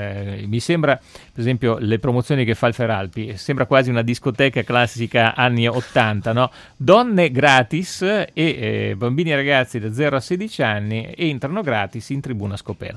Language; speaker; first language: Italian; native; Italian